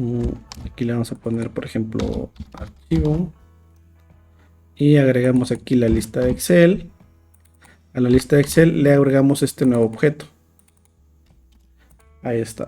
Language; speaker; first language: Spanish; native; Spanish